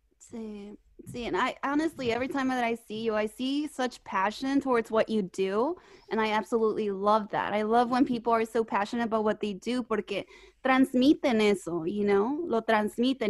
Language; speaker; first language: English; early bilingual, other home language; Spanish